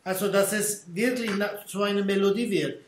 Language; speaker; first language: German; non-native, fluent; Armenian